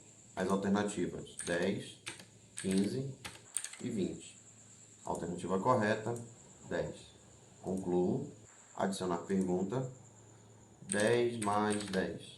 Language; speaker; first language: Portuguese; native; Portuguese